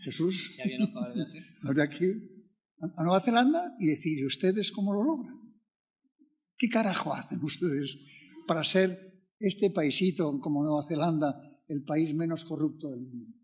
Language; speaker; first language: Spanish; native; Spanish